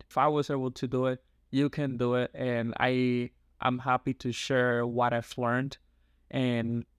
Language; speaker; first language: English; non-native, fluent; Spanish